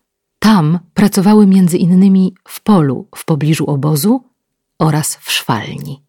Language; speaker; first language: Polish; native; Polish